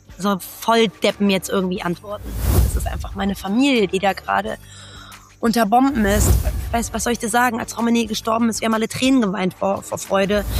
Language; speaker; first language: German; early bilingual, other home language; Persian